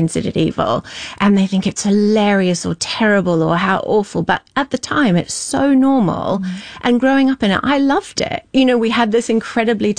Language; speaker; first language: English; native; English